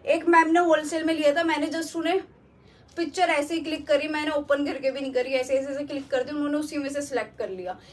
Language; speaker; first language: Hindi; native; Hindi